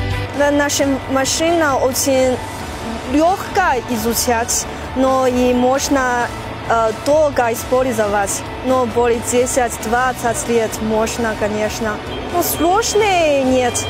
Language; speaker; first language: Russian; non-native, learner; Chinese